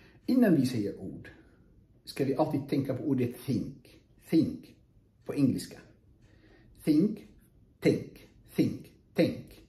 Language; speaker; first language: Swedish; non-native, fluent; Arabic